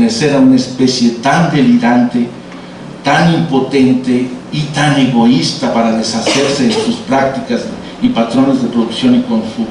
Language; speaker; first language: Spanish; native; Spanish